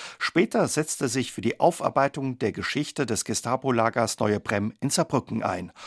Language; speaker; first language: German; native; German